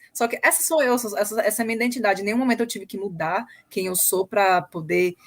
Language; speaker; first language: Portuguese; native; Portuguese